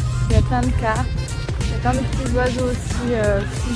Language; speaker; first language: French; native; French